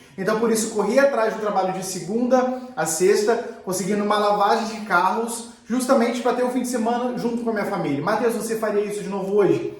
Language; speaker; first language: Portuguese; native; Portuguese